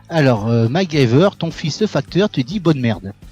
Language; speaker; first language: French; native; French